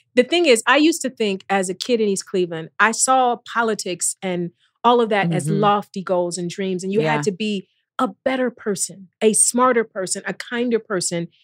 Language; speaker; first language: English; native; English